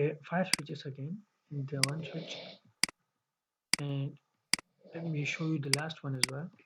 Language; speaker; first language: English; non-native, local second language; Urdu